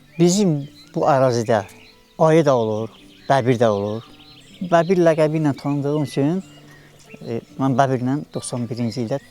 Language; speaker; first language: Azerbaijani; non-native, local second language; Talysh